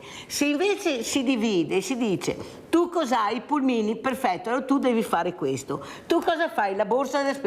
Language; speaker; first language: Italian; native; Italian